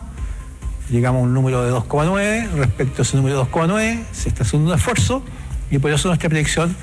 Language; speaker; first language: Spanish; native; Spanish